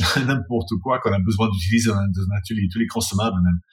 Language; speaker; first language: French; non-native, fluent; English